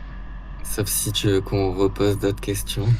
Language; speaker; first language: French; native; French